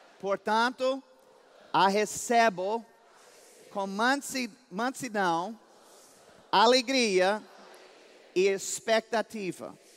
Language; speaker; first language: Portuguese; non-native, fluent; English